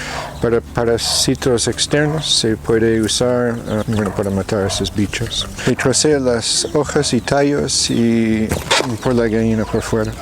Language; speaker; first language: Spanish; non-native, fluent; English